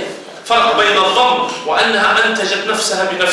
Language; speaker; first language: Arabic; native; Arabic